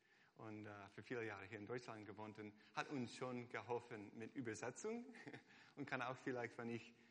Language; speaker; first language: German; non-native, fluent; Hungarian